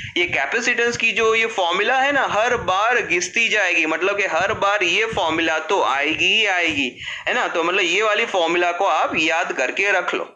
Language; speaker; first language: Hindi; non-native, local second language; Gujarati